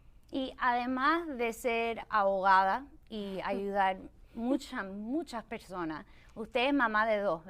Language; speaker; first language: Spanish; early bilingual, other home language; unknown